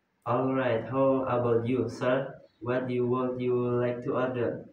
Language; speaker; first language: English; non-native, learner; Indonesian